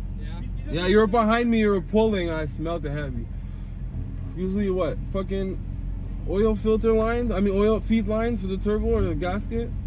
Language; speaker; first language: English; native; English